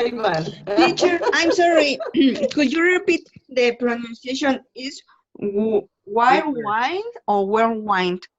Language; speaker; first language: English; non-native, learner; Spanish